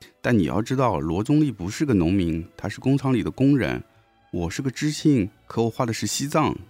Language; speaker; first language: Chinese; native; Chinese